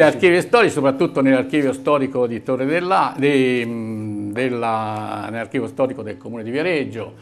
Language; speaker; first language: Italian; native; Italian